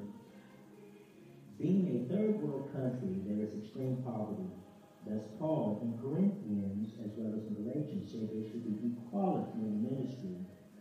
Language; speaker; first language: English; native; English